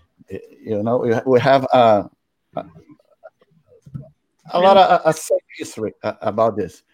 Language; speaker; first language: English; non-native, learner; Portuguese